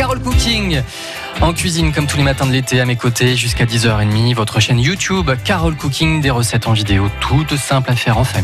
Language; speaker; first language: French; native; French